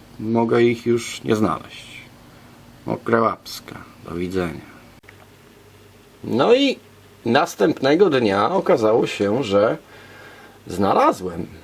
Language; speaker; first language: Polish; native; Polish